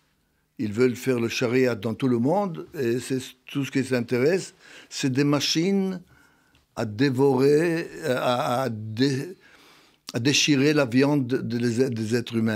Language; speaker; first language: French; non-native, fluent; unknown